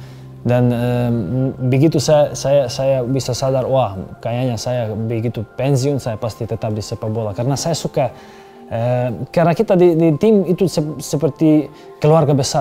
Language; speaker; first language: Indonesian; non-native, fluent; Serbian